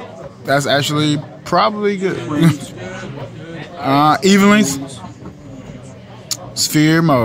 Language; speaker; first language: English; native; English